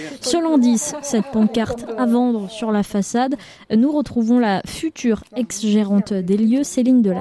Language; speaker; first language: French; native; French